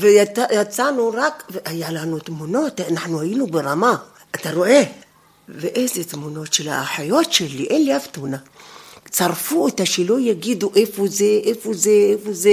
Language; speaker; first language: Hebrew; non-native, fluent; Arabic